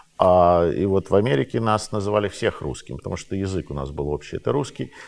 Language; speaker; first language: Russian; native; Russian